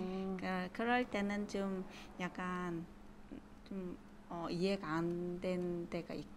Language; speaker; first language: Korean; non-native, fluent; Vietnamese